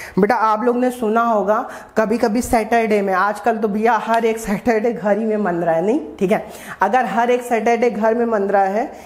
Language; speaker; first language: Hindi; native; Hindi